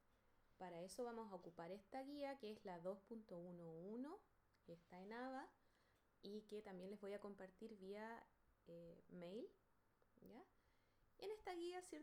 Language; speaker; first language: Spanish; native; Spanish